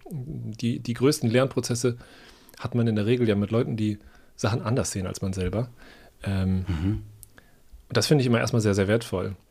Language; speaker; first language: German; native; German